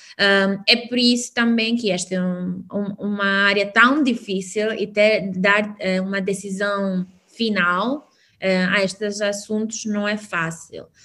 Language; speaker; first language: Portuguese; non-native, fluent; Albanian